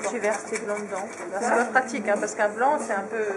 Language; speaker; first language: French; native; French